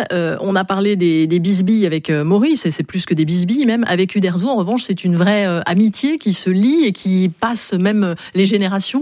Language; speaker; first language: French; native; French